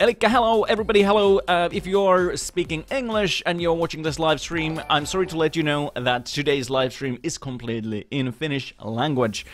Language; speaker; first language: English; non-native, fluent; Finnish